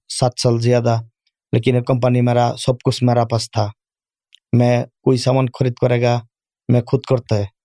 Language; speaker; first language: Urdu; non-native, learner; Bangla